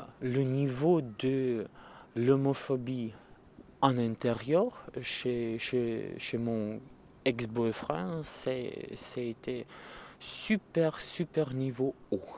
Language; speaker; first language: French; non-native, learner; Russian